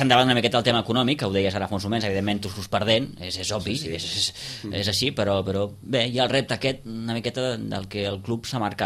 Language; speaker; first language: Catalan; native; Catalan